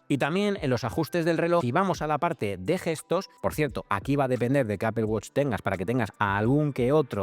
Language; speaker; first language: Spanish; native; Spanish